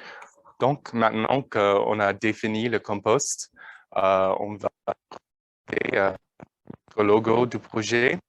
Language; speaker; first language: French; non-native, learner; English